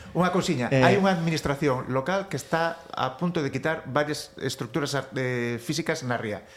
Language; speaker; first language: Galician; native; Galician